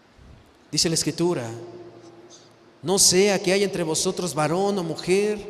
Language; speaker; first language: Spanish; native; Spanish